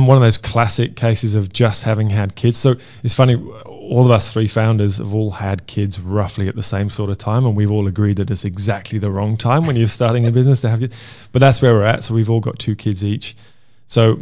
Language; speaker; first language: English; native; English